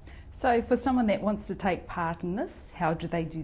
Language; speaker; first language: English; native; English